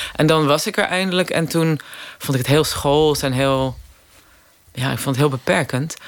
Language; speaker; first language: Dutch; native; Dutch